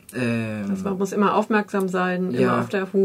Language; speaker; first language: German; native; German